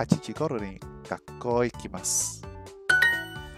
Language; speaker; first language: Japanese; non-native, learner; English